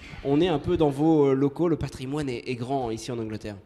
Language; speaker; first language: French; native; French